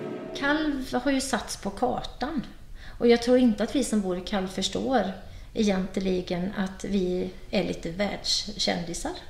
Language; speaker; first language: Swedish; native; Swedish